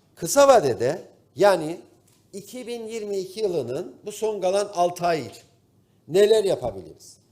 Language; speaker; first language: Turkish; native; Turkish